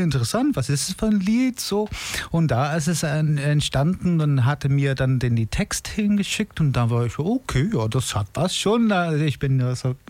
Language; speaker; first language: German; non-native, fluent; English